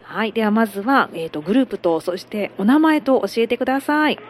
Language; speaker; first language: Japanese; native; Japanese